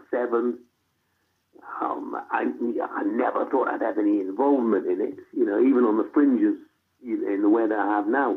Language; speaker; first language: English; native; English